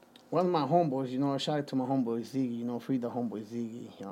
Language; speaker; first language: English; early bilingual, other home language; Spanish